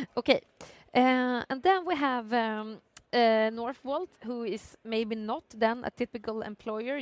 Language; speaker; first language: English; non-native, fluent; Swedish